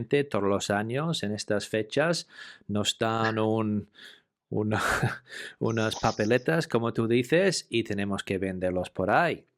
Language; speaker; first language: Spanish; non-native, fluent; English